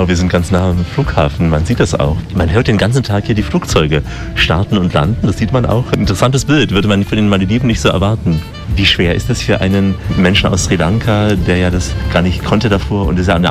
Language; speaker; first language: German; native; German